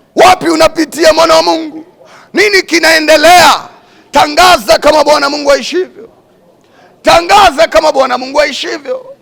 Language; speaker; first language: Swahili; non-native, local second language; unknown